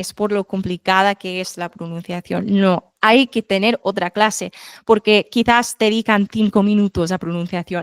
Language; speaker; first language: Spanish; non-native, fluent; English